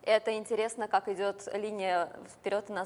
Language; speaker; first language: Russian; native; Russian